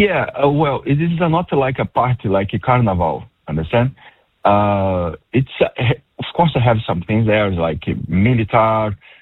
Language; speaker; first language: English; non-native, fluent; Portuguese